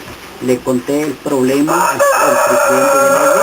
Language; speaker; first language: Spanish; non-native, local second language; Kʼicheʼ